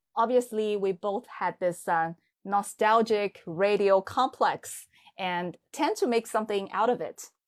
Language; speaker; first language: English; non-native, fluent; Chinese